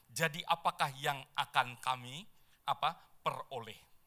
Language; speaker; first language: Indonesian; native; Indonesian